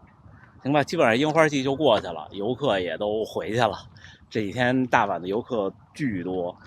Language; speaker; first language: Chinese; native; Chinese